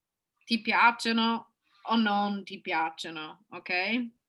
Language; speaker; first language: Italian; non-native, fluent; English